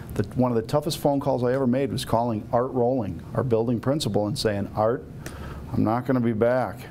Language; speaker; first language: English; native; English